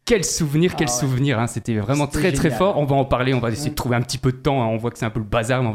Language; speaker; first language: French; native; French